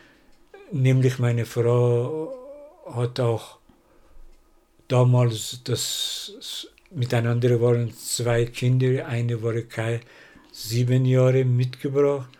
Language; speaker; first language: German; non-native, learner; Persian